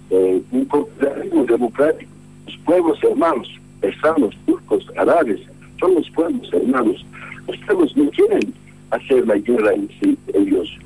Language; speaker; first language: Spanish; non-native, fluent; Kurdish